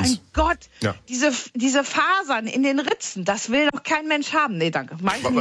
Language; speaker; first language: German; native; German